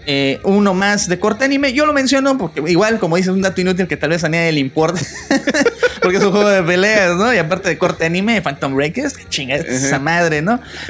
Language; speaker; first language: Spanish; native; Spanish